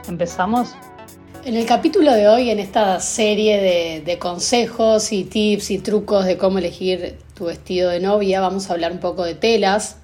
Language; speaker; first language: Spanish; native; Spanish